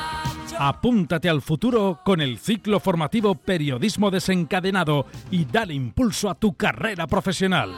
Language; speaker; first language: Spanish; native; Spanish